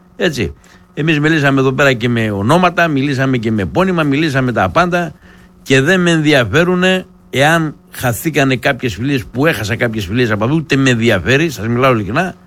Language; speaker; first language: Greek; native; Greek